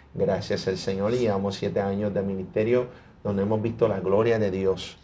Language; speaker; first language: Spanish; early bilingual, heritage; Spanish